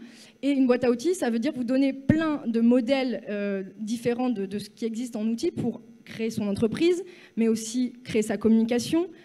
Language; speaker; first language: French; native; French